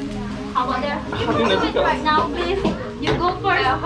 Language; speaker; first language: English; non-native, learner; Balinese